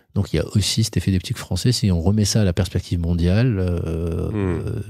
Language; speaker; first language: French; non-native, local second language; Arabic